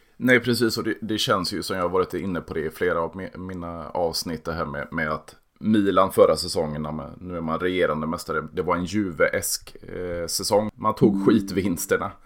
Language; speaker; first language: Swedish; native; Swedish